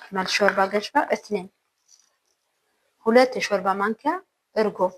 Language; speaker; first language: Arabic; non-native, learner; Amharic